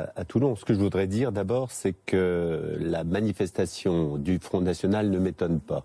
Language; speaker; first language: French; native; French